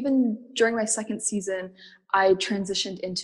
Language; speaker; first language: English; native; English